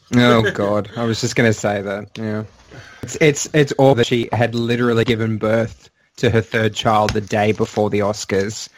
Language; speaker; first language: English; native; English